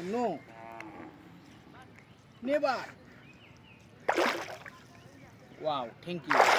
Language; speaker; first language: English; non-native, learner; Bangla